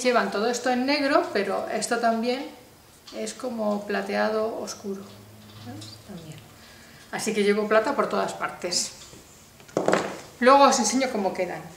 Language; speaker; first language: Spanish; native; Spanish